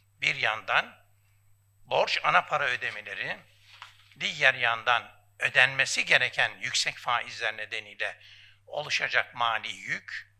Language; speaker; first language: Turkish; native; Turkish